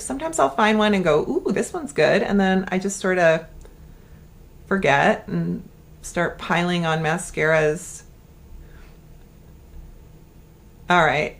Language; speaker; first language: English; native; English